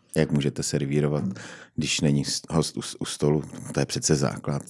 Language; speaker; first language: Czech; native; Czech